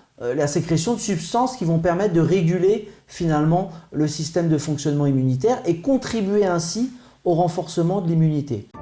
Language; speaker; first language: French; native; French